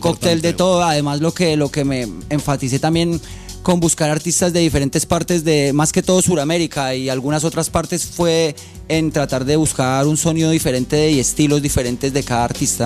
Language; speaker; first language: Spanish; native; Spanish